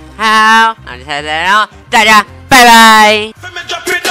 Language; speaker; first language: Chinese; native; Chinese